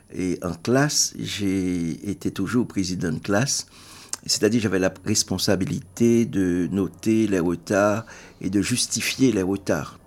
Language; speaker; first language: French; non-native, local second language; Haitian Creole